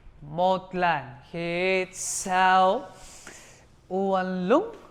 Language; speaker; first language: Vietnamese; non-native, learner; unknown